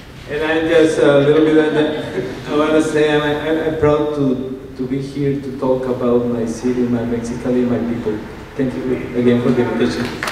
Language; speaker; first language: English; non-native, learner; Spanish